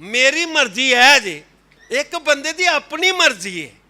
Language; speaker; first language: Urdu; non-native, local second language; Punjabi